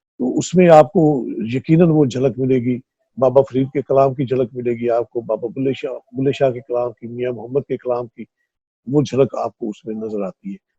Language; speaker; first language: Urdu; non-native, local second language; Punjabi